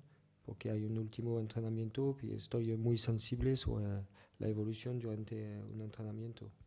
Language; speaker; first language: Spanish; non-native, fluent; French